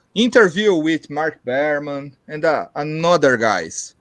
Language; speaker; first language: English; non-native, learner; Portuguese